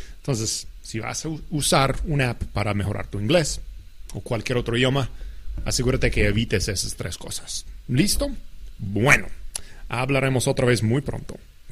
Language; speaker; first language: Spanish; non-native, fluent; English